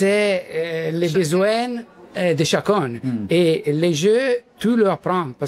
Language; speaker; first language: French; non-native, learner; Italian